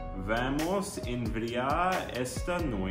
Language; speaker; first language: Portuguese; non-native, learner; English